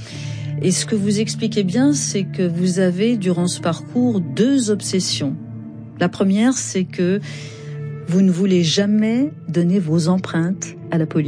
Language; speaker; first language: French; native; French